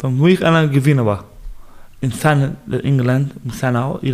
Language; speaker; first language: German; non-native, learner; Baluchi